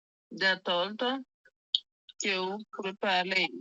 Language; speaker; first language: Portuguese; non-native, learner; Haitian Creole